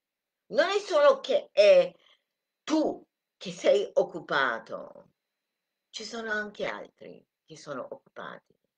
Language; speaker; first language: Italian; non-native, fluent; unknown